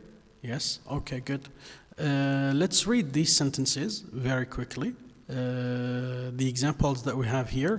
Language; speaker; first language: English; non-native, fluent; Arabic